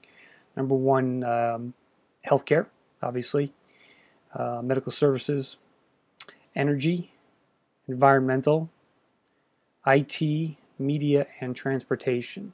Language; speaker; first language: English; native; English